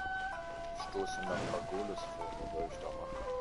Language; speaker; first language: German; native; German